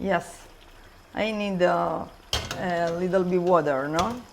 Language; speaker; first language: English; non-native, learner; Italian